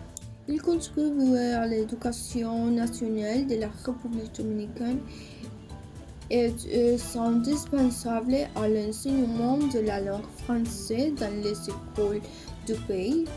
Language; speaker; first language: French; non-native, learner; Spanish